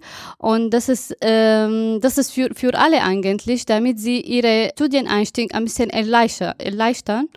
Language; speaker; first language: German; non-native, fluent; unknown